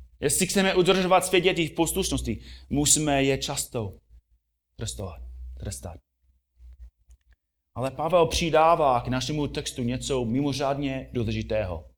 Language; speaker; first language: Czech; non-native, fluent; English